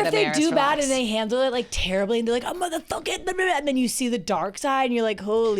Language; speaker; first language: English; native; English